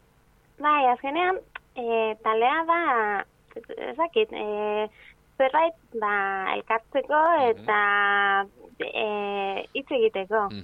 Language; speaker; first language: Basque; non-native, fluent; Spanish